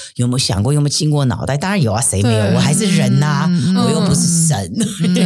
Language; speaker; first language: Chinese; early bilingual, heritage; Chinese